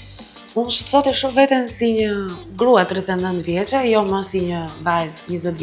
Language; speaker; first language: Albanian; native; Albanian